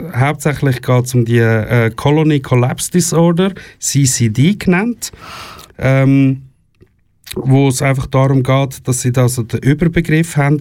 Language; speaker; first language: German; native; German